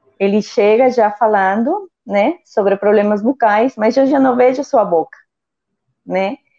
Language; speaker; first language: Portuguese; non-native, fluent; Spanish